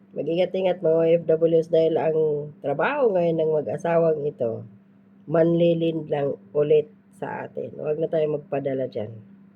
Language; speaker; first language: Filipino; native; Filipino